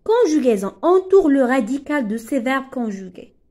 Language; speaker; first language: French; non-native, local second language; Arabic